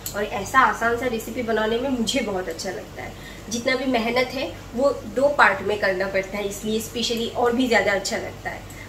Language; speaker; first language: Hindi; non-native, local second language; Bangla